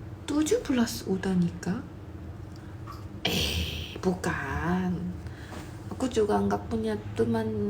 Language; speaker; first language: Indonesian; non-native, fluent; Korean